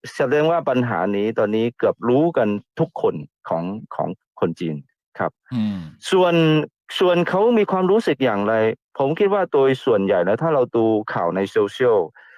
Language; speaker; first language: Thai; non-native, fluent; Chinese